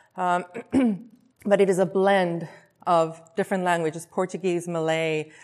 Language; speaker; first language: English; non-native, local second language; Afrikaans